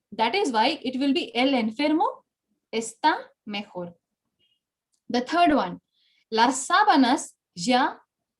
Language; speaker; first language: Spanish; non-native, fluent; Bangla